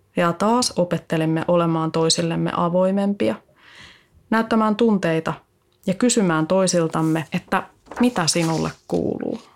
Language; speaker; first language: Finnish; native; Finnish